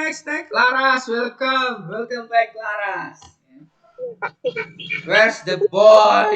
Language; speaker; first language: English; non-native, learner; Indonesian